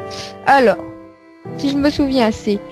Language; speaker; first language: French; native; French